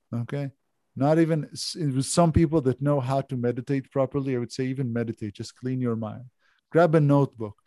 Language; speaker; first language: English; non-native, fluent; Hebrew